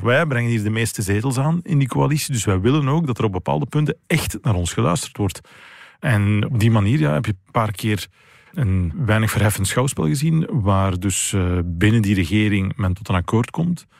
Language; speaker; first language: Dutch; native; Dutch